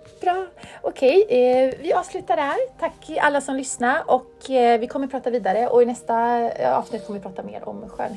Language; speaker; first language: Swedish; native; Swedish